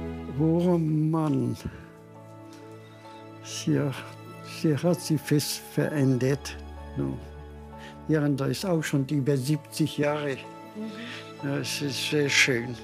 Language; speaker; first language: German; non-native, fluent; Polish